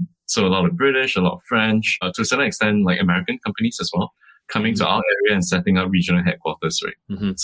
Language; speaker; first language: English; native; English